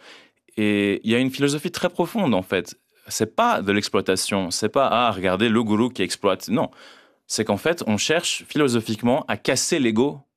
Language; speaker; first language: French; native; French